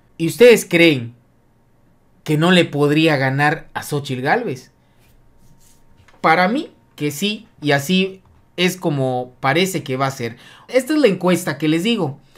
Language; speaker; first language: Spanish; native; Spanish